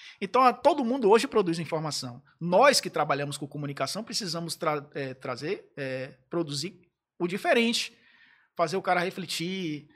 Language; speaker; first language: Portuguese; native; Portuguese